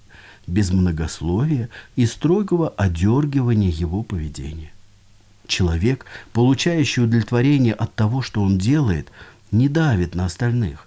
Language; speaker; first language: Russian; native; Russian